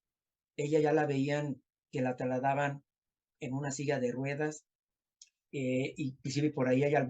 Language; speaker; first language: Spanish; native; Spanish